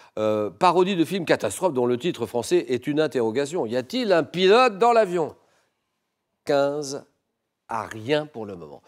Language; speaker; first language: French; native; French